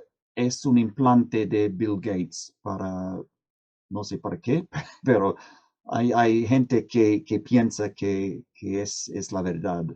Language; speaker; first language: Spanish; non-native, fluent; English